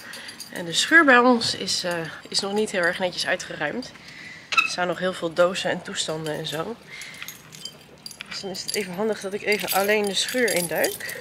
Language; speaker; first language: Dutch; native; Dutch